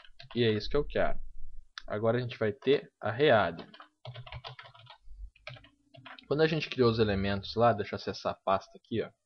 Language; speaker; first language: Portuguese; native; Portuguese